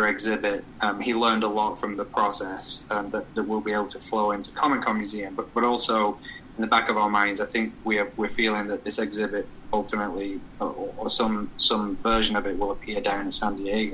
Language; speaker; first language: English; native; English